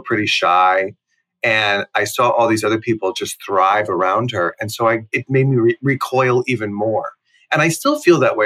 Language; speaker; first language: English; native; English